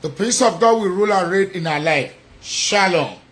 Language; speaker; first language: English; non-native, local second language; Yoruba